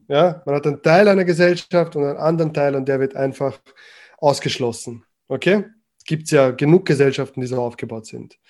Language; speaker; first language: German; early bilingual, other home language; Croatian